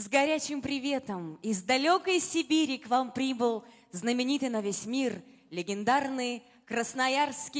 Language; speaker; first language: Russian; native; Russian